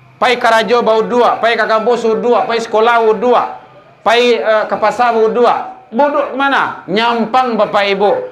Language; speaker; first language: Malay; non-native, local second language; Minangkabau